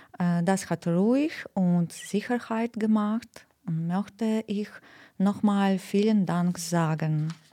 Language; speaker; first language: German; non-native, learner; Ukrainian